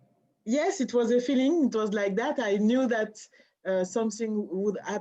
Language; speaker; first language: English; non-native, learner; French